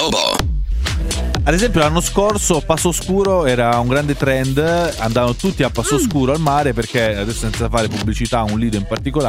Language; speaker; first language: Italian; native; Italian